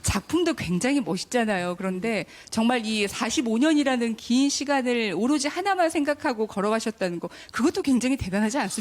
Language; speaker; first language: Korean; native; Korean